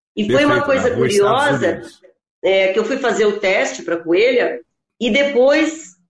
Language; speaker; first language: Portuguese; non-native, local second language; German